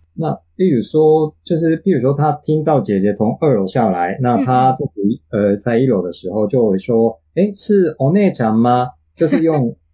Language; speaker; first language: Chinese; non-native, fluent; Japanese